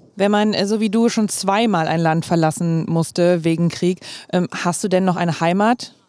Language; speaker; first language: German; native; German